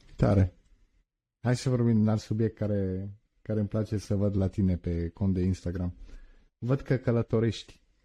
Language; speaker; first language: Romanian; early bilingual, heritage; Romanian